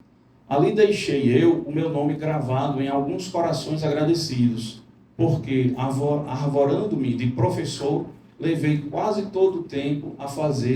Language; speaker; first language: Portuguese; native; Portuguese